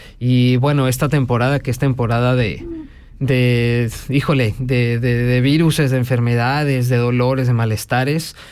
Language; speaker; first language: Spanish; native; Spanish